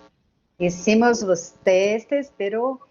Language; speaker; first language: Spanish; non-native, learner; Portuguese